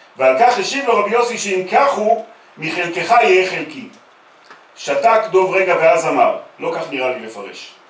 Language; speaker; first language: Hebrew; native; Hebrew